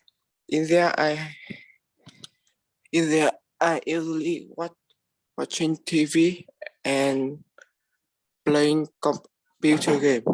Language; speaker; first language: English; non-native, learner; Vietnamese